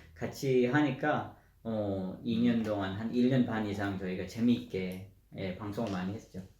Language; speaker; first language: Korean; non-native, fluent; Urdu